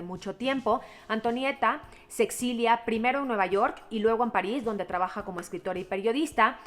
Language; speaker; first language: Spanish; native; Spanish